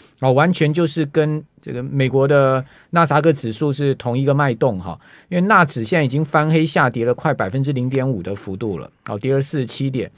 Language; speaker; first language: Chinese; native; Chinese